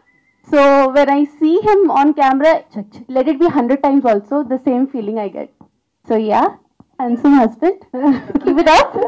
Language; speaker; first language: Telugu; non-native, local second language; Hindi